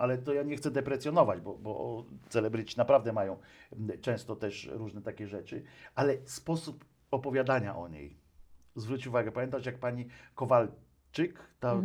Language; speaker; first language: Polish; native; Polish